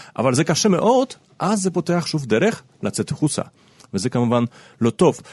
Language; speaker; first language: Hebrew; non-native, fluent; Polish